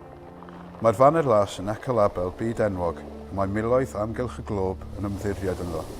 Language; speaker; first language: Welsh; native; Welsh